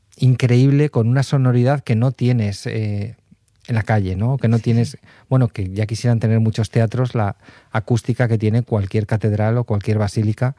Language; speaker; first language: Spanish; native; Spanish